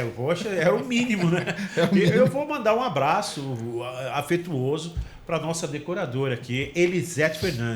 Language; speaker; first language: Portuguese; native; Portuguese